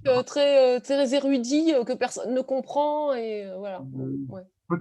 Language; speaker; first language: French; native; French